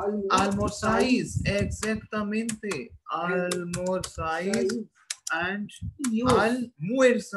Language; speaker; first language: Spanish; non-native, fluent; Hindi